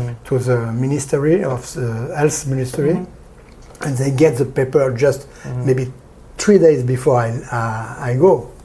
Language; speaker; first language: English; non-native, learner; French